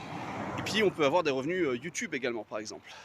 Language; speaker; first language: French; native; French